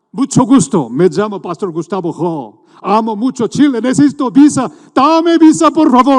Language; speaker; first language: Spanish; non-native, learner; Korean